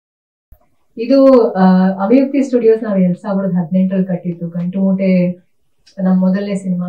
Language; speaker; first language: Kannada; native; Kannada